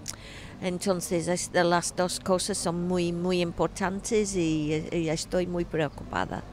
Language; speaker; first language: Spanish; non-native, fluent; English